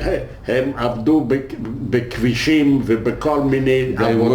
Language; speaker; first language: Hebrew; non-native, fluent; Yiddish